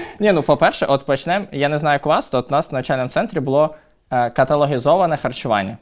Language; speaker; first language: Ukrainian; non-native, local second language; Russian